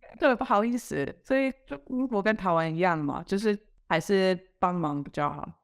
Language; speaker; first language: Chinese; non-native, fluent; English